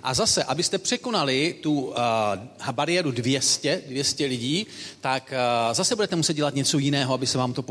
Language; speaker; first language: Czech; native; Czech